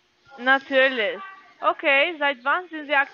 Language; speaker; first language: German; non-native, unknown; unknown